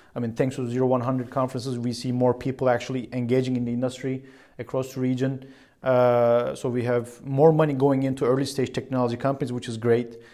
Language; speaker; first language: English; non-native, fluent; Turkish